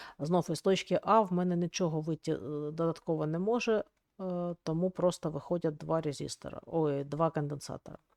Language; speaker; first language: Ukrainian; native; Ukrainian